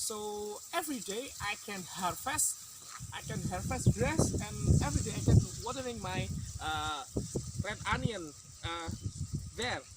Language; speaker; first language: English; non-native, fluent; Indonesian